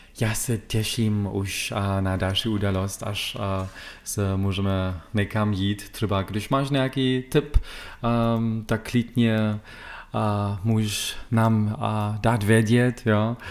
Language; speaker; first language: Czech; non-native, learner; German